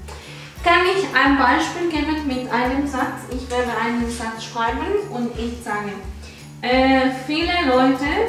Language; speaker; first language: German; non-native, fluent; Spanish